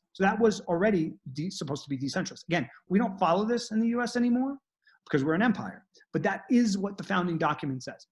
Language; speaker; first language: English; native; English